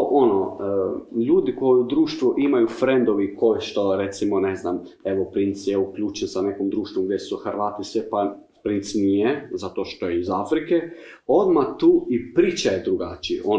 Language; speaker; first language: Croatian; non-native, learner; Albanian